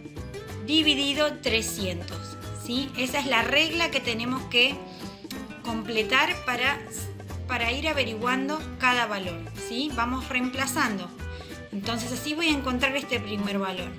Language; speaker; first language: Spanish; native; Spanish